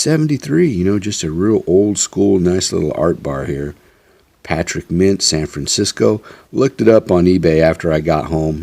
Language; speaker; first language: English; native; English